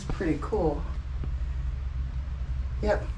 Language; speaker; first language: English; native; English